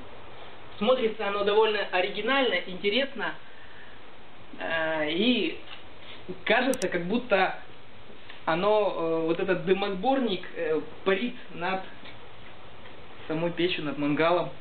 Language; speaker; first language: Russian; native; Russian